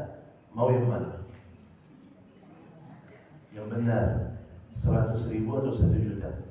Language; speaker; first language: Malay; non-native, fluent; Arabic